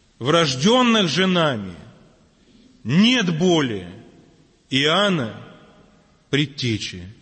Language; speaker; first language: Russian; native; Russian